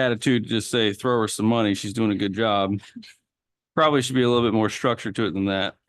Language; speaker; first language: English; native; English